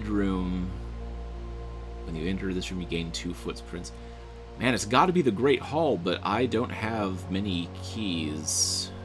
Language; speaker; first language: English; native; English